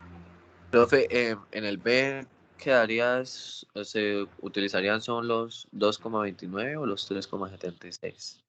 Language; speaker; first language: Spanish; native; Spanish